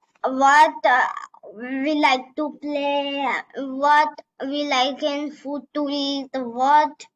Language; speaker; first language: English; non-native, learner; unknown